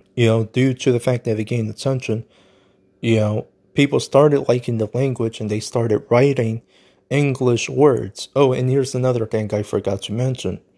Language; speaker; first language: English; native; English